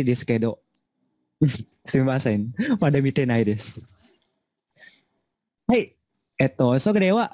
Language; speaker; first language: Japanese; non-native, learner; Indonesian